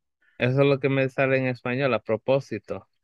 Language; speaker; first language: Spanish; early bilingual, heritage; Spanish